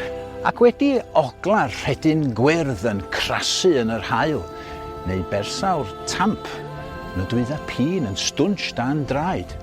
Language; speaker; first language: Welsh; native; Welsh